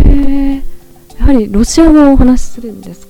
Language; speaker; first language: Japanese; native; Japanese